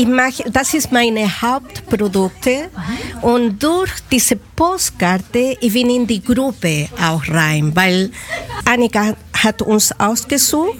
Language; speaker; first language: German; non-native, learner; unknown